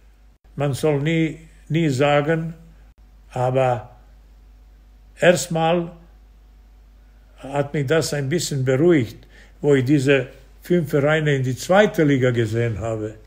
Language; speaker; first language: German; non-native, fluent; Serbian